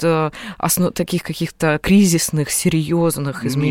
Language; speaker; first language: Russian; native; Russian